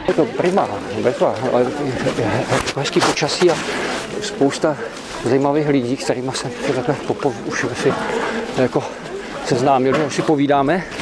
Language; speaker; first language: Czech; native; Czech